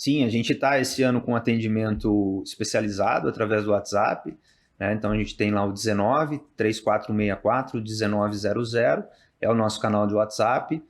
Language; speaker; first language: Portuguese; native; Portuguese